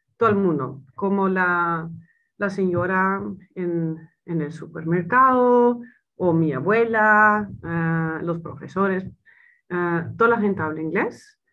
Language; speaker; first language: Spanish; non-native, fluent; Dutch